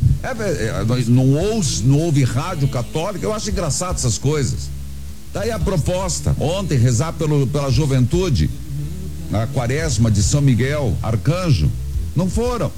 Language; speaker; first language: Portuguese; native; Portuguese